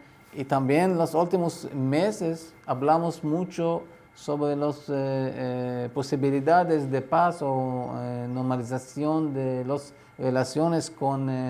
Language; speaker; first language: Spanish; non-native, learner; Arabic